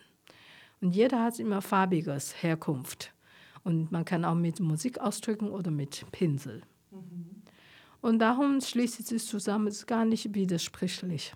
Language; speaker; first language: German; non-native, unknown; Chinese